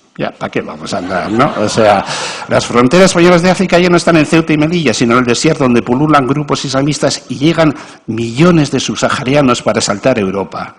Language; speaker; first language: Spanish; native; Spanish